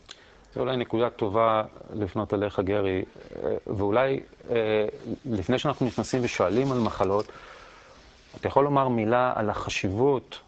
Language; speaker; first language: Hebrew; native; Hebrew